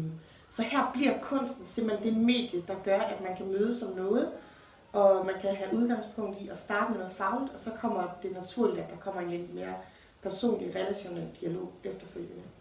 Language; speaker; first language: Danish; native; Danish